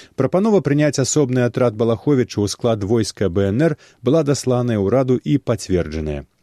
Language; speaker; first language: Belarusian; native; Belarusian